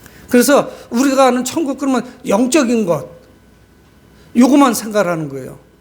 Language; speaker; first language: Korean; native; Korean